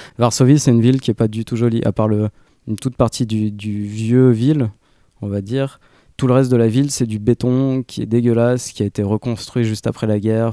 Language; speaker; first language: French; native; French